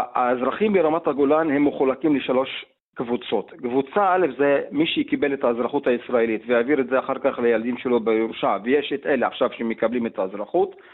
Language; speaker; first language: Hebrew; non-native, local second language; Arabic